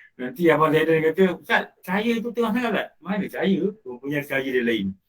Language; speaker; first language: Malay; native; Malay